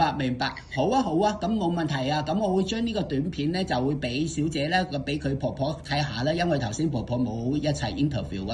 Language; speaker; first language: Cantonese; native; Cantonese